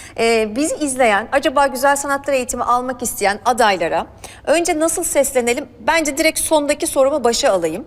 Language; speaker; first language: Turkish; native; Turkish